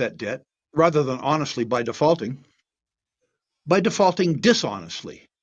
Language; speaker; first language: English; native; English